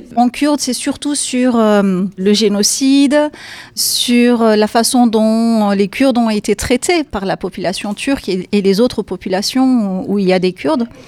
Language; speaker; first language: French; non-native, fluent; Kurdish